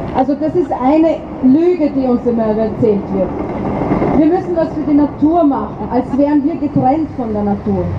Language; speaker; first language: German; early bilingual, other home language; Arabic